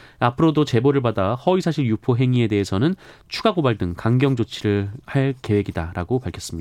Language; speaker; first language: Korean; native; Korean